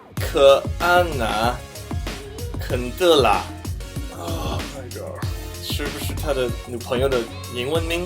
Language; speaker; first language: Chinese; non-native, fluent; English